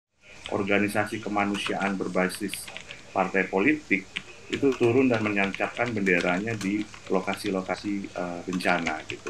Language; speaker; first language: Indonesian; native; Indonesian